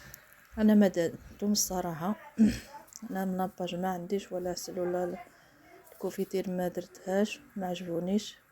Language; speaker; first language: Arabic; native; Arabic